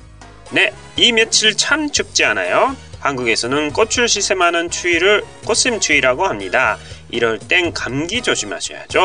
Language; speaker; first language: Korean; non-native, learner; Japanese